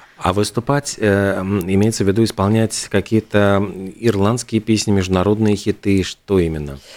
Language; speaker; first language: Russian; native; Russian